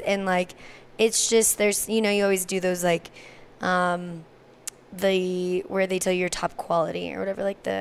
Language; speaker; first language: English; native; English